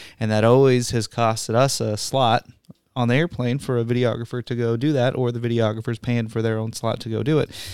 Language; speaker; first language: English; native; English